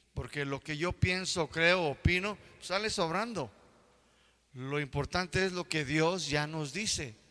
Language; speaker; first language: Spanish; early bilingual, heritage; Spanish